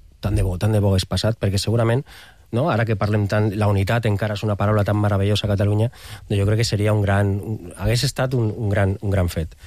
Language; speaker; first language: Catalan; non-native, local second language; Spanish